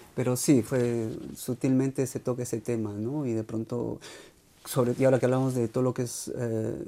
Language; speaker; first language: Spanish; native; Spanish